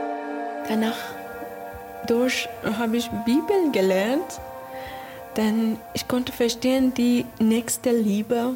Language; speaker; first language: German; non-native, learner; Persian